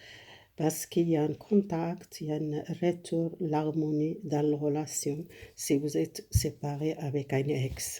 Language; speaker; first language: French; non-native, learner; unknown